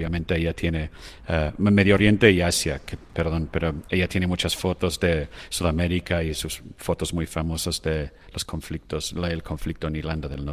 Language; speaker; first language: Spanish; non-native, fluent; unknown